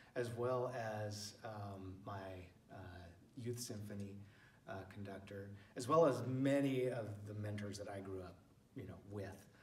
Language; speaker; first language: English; native; English